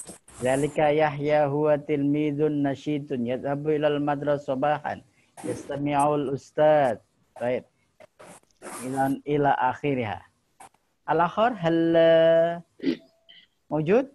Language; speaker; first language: Arabic; non-native, fluent; Indonesian